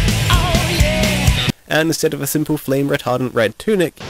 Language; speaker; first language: English; native; English